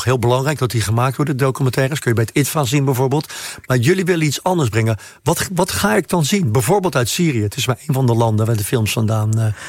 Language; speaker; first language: Dutch; native; Dutch